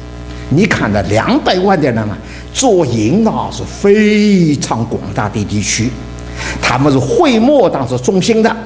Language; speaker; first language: Chinese; native; Chinese